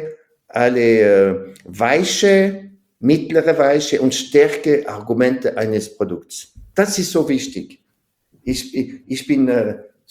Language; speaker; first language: German; non-native, fluent; French